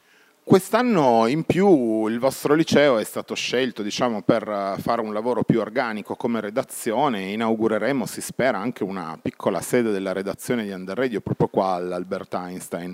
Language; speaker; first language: Italian; native; Italian